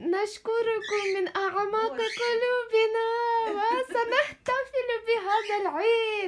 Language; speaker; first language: Arabic; non-native, fluent; Ukrainian